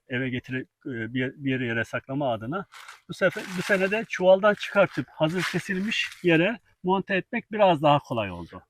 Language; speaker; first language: Turkish; native; Turkish